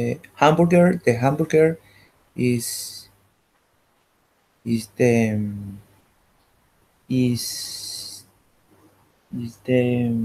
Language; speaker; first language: English; non-native, learner; Spanish